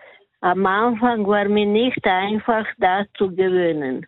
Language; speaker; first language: German; non-native, learner; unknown